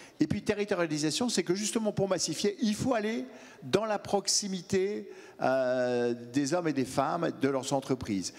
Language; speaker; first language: French; native; French